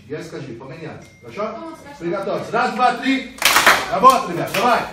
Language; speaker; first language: Russian; non-native, learner; Portuguese